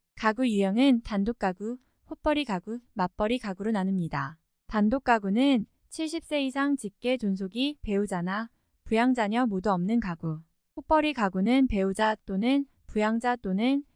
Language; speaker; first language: Korean; native; Korean